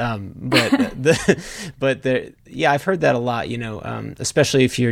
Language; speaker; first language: English; native; English